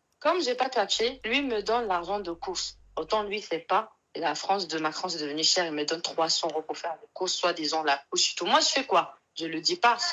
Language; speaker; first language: French; non-native, local second language; Arabic